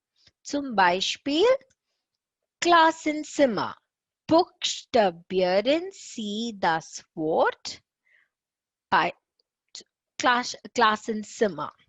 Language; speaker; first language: German; non-native, fluent; Tamil